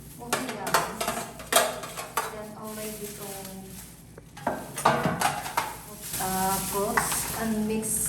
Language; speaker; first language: English; non-native, learner; Filipino